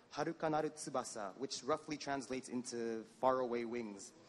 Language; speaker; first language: English; native; English